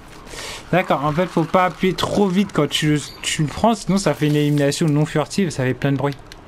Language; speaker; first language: French; native; French